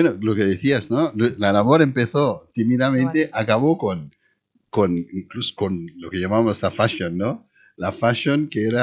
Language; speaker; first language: Spanish; non-native, fluent; Haitian Creole